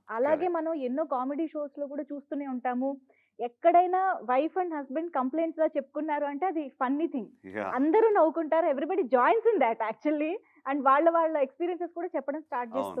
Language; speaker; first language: Telugu; native; Telugu